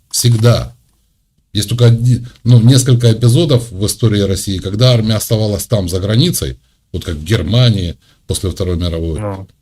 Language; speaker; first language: Russian; native; Russian